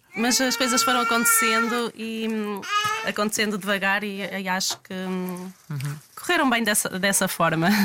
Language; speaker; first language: Portuguese; native; Portuguese